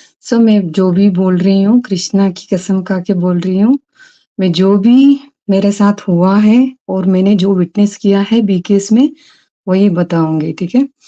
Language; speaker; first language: Hindi; non-native, local second language; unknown